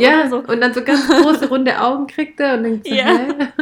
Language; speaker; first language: German; native; German